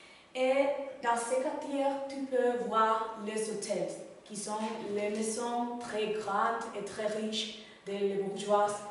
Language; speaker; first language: French; non-native, learner; Spanish